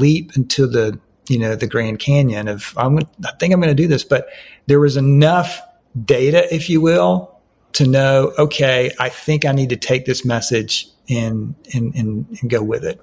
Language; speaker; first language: English; native; English